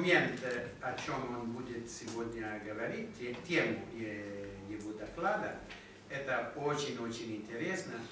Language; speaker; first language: Russian; non-native, fluent; Italian